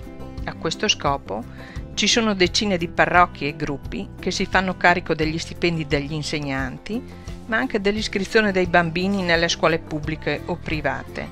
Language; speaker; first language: Italian; native; Italian